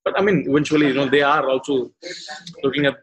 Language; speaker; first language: English; non-native, local second language; Tamil